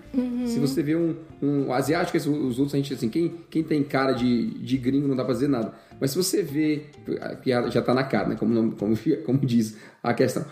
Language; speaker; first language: Portuguese; native; Portuguese